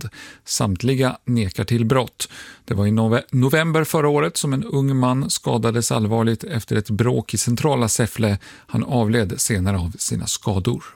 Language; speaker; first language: Swedish; native; Swedish